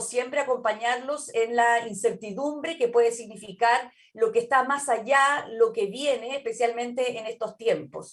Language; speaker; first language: Spanish; native; Spanish